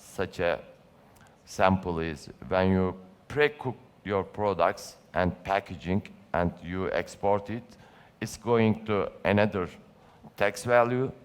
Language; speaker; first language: English; non-native, learner; Turkish